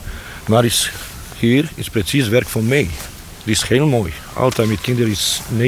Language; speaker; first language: Dutch; non-native, learner; Bosnian